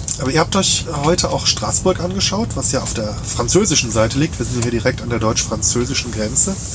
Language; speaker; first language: German; native; German